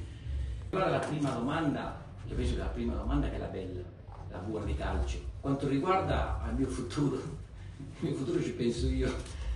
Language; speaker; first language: Italian; non-native, fluent; Portuguese